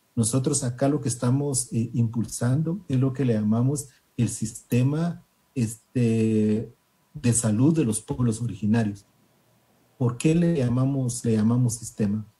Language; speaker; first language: Spanish; native; Spanish